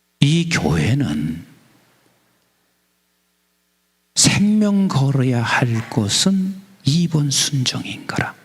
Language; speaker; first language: Korean; native; Korean